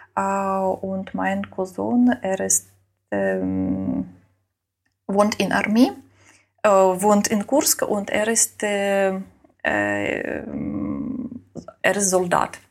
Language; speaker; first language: German; non-native, learner; Ukrainian